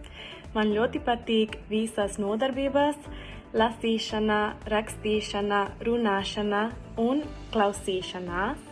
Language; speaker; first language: Latvian; non-native, learner; Spanish